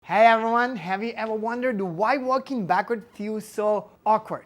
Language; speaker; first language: English; non-native, fluent; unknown